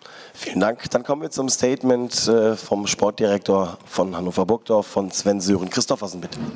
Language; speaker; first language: German; native; German